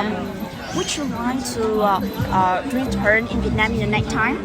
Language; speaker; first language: English; non-native, learner; Vietnamese